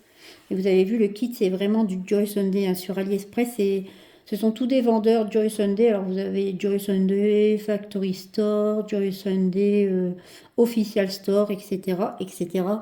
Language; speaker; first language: French; native; French